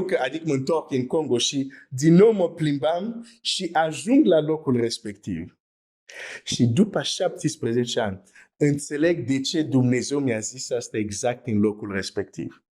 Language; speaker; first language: Romanian; non-native, fluent; French